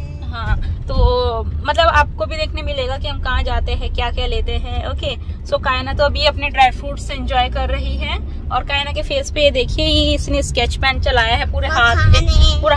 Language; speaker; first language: Hindi; native; Hindi